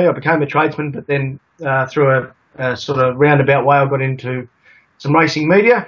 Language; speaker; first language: English; native; English